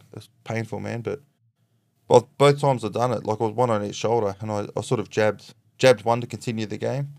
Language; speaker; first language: English; native; English